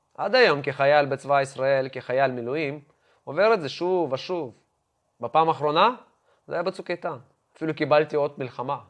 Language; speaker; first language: Hebrew; non-native, fluent; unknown